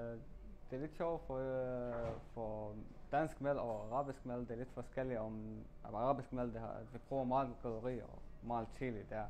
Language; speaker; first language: Danish; non-native, learner; Arabic